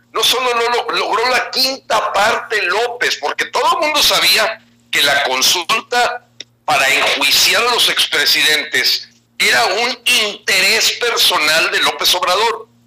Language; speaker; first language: Spanish; native; Spanish